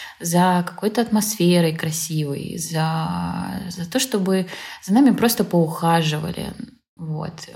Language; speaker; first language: Russian; native; Russian